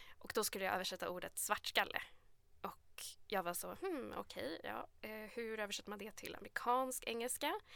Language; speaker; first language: Swedish; native; Swedish